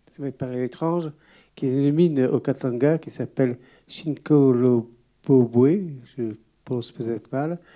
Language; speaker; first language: French; native; French